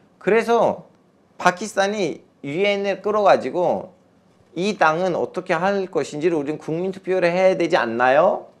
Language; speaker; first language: Korean; non-native, fluent; Turkish